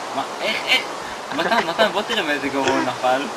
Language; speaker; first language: Hebrew; native; Hebrew